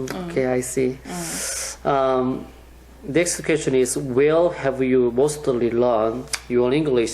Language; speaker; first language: English; non-native, learner; Korean